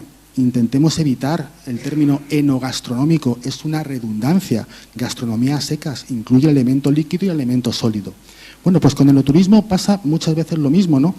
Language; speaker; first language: Spanish; native; Spanish